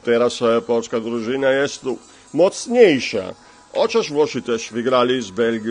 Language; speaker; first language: Polish; non-native, fluent; Italian